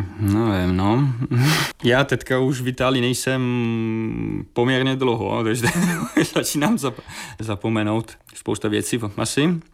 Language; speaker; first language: Czech; non-native, fluent; Italian